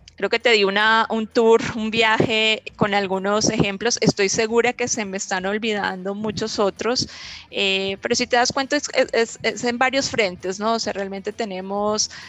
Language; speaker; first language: Spanish; native; Spanish